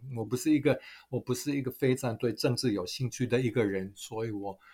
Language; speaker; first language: Chinese; non-native, fluent; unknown